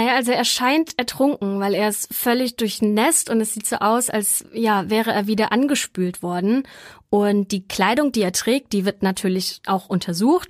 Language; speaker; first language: German; native; German